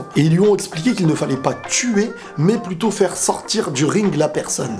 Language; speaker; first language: French; native; French